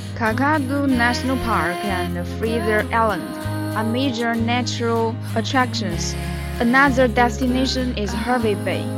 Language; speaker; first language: English; non-native, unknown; Chinese